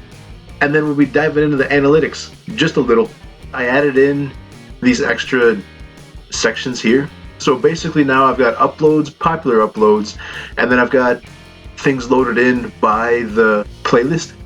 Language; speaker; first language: English; native; English